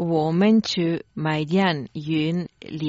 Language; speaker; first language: Chinese; non-native, learner; Croatian